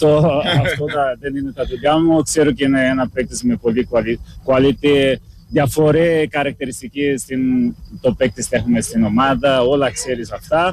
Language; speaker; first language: Greek; non-native, learner; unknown